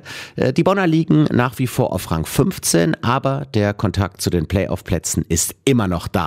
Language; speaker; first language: German; native; German